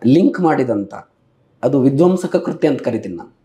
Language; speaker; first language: Kannada; native; Kannada